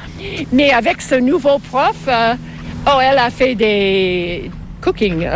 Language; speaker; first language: French; non-native, local second language; English